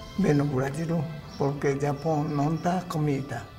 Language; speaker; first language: Portuguese; non-native, learner; Japanese